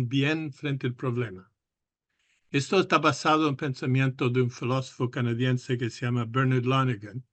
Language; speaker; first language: Spanish; non-native, fluent; English